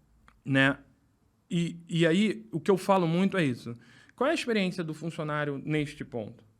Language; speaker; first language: Portuguese; native; Portuguese